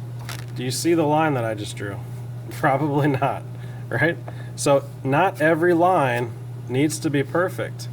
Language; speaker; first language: English; native; English